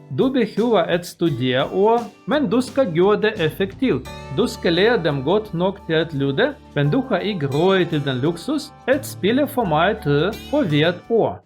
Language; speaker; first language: Danish; non-native, learner; Russian